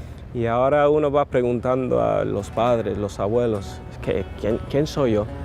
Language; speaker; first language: Spanish; early bilingual, heritage; English